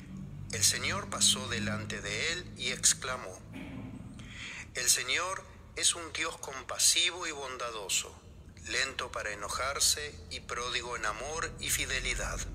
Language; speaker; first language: Spanish; native; Spanish